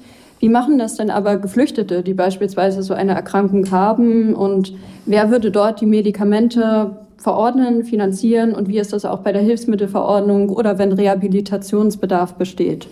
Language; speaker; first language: German; native; German